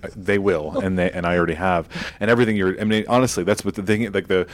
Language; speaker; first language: English; native; English